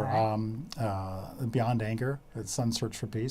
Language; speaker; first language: English; native; English